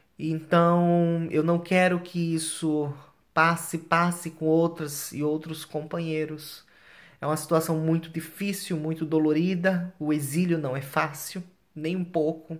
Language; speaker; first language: Portuguese; native; Portuguese